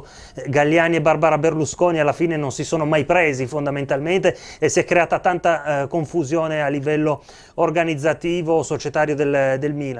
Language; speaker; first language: Italian; native; Italian